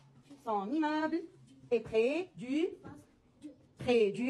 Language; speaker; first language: French; non-native, local second language; Arabic